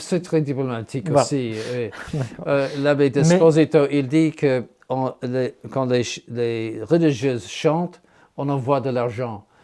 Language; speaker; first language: French; non-native, fluent; English